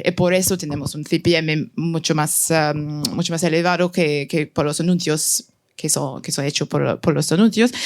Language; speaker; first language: Spanish; non-native, fluent; French